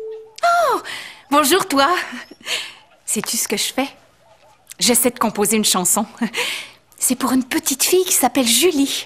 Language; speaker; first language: French; native; French